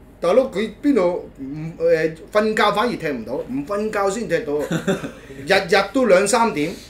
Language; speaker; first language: Cantonese; non-native, fluent; Spanish